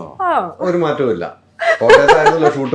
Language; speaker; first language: Malayalam; native; Malayalam